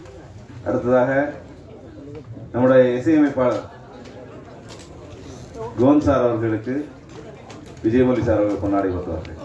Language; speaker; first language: Tamil; native; Tamil